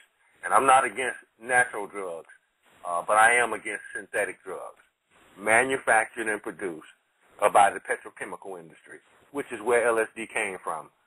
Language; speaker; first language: English; native; English